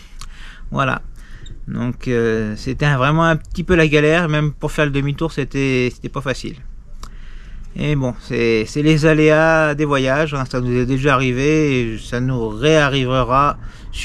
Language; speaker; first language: French; native; French